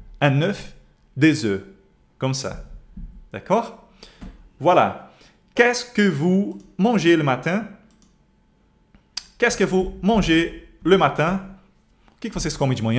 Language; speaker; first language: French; non-native, fluent; Portuguese